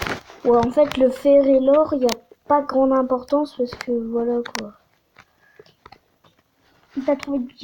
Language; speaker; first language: French; native; French